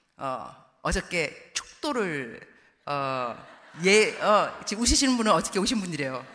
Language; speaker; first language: Korean; early bilingual, heritage; Korean